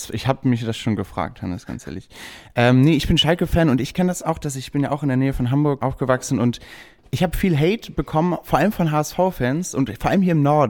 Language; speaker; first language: German; native; German